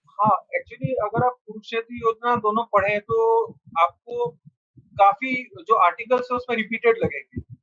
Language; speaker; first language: Hindi; non-native, local second language; Bangla